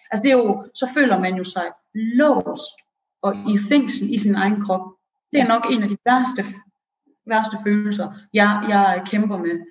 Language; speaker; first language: Danish; early bilingual, other home language; Persian